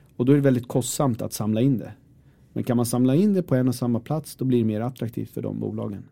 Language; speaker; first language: Swedish; early bilingual, other home language; Kurdish